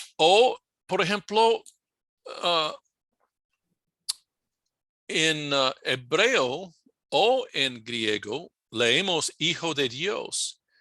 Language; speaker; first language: Spanish; non-native, fluent; English